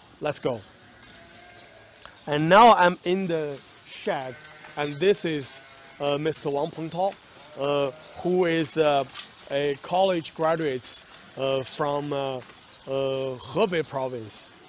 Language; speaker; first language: English; non-native, fluent; Chinese